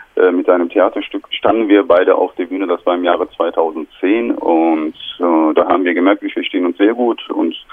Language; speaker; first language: German; non-native, fluent; Turkish